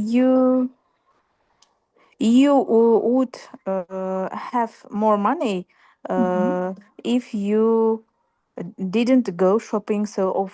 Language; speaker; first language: English; non-native, learner; Russian